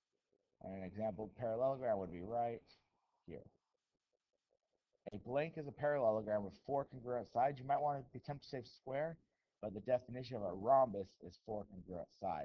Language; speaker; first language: English; native; English